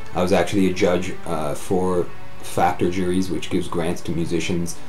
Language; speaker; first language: English; native; English